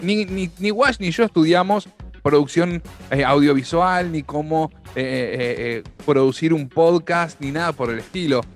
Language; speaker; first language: Spanish; native; Spanish